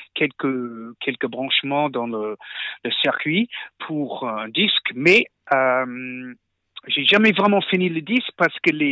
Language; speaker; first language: French; non-native, fluent; English